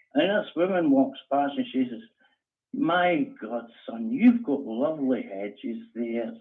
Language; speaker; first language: English; native; English